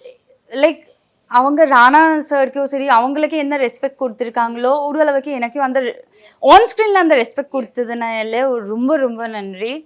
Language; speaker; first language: Tamil; non-native, local second language; Bangla